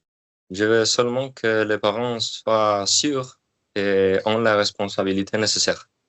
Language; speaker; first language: French; non-native, learner; Spanish